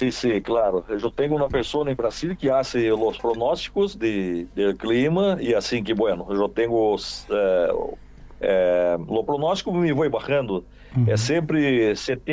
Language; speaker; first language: Spanish; non-native, learner; Portuguese